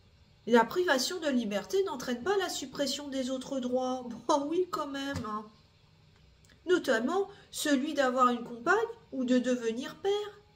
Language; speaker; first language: French; native; French